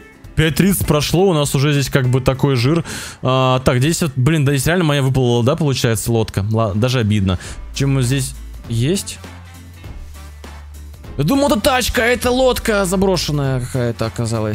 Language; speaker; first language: Russian; native; Russian